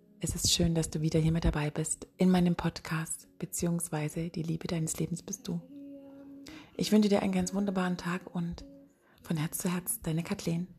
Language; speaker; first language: German; native; German